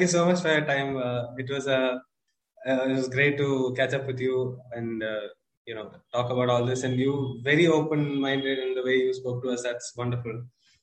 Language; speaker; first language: English; non-native, local second language; Malayalam